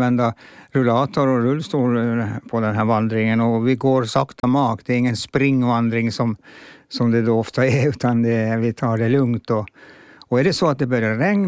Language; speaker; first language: Swedish; non-native, local second language; Finnish